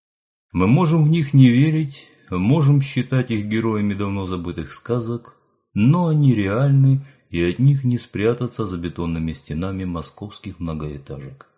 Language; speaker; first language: Russian; native; Russian